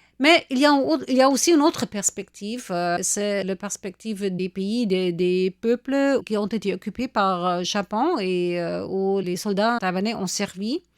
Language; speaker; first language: French; non-native, fluent; German